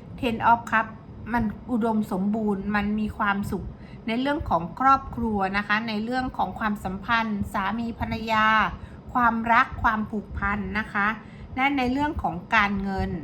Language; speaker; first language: Thai; native; Thai